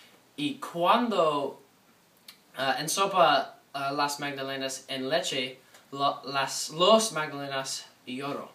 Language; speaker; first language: Spanish; non-native, learner; English